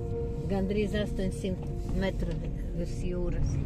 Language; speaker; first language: Latvian; non-native, local second language; Russian